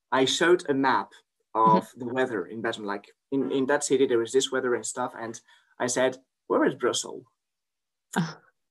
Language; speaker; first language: English; non-native, fluent; French